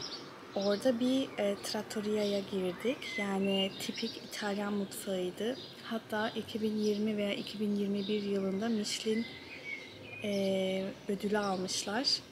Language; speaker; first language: Turkish; early bilingual, heritage; Turkish